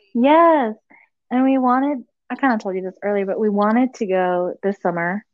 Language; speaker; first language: English; native; English